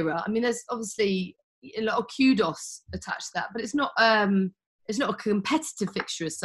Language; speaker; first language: English; native; English